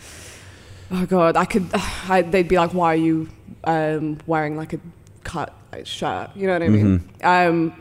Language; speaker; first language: English; early bilingual, other home language; Arabic